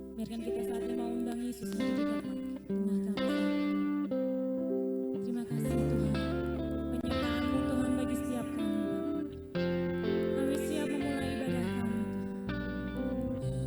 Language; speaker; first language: Indonesian; native; Indonesian